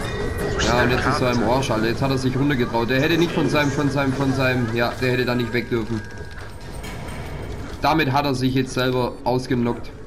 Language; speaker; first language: German; native; German